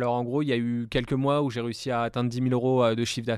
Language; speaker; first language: French; native; French